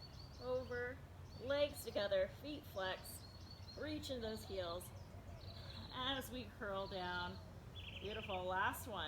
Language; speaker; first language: English; native; English